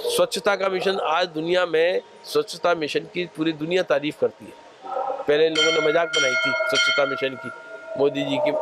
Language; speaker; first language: Hindi; native; Hindi